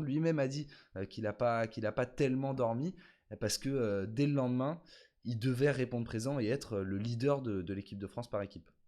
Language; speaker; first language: French; native; French